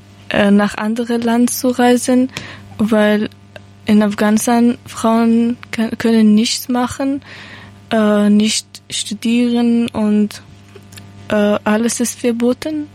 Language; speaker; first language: German; non-native, learner; Persian